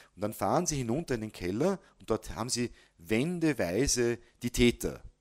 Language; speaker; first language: German; native; German